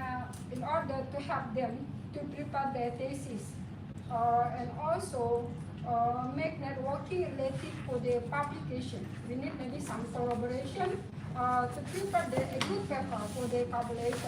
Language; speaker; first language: English; non-native, fluent; Indonesian